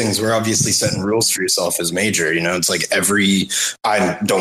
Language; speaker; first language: English; native; English